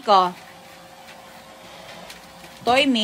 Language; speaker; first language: Finnish; non-native, learner; Filipino